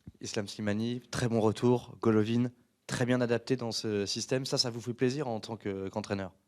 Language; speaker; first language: French; native; French